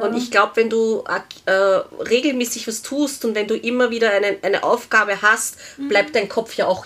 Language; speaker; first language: German; native; German